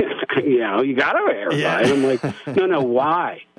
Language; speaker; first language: English; native; English